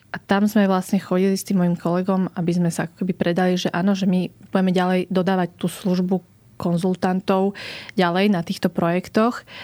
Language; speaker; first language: Slovak; native; Slovak